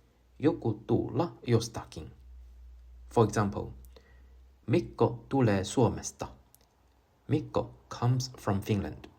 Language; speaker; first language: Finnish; non-native, learner; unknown